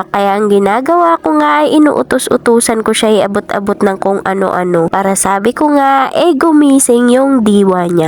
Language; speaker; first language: Filipino; native; Filipino